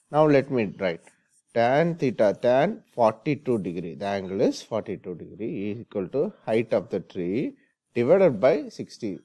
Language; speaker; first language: English; non-native, local second language; Tamil